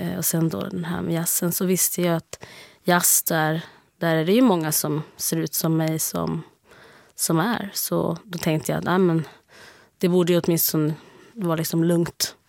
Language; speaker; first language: Swedish; early bilingual, heritage; Swedish